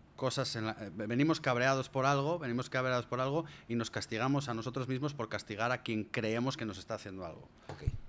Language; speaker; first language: Spanish; native; Spanish